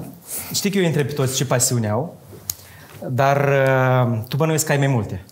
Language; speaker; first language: Romanian; native; Romanian